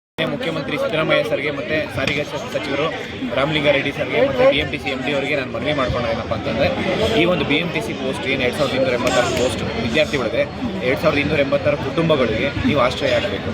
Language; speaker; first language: Kannada; native; Kannada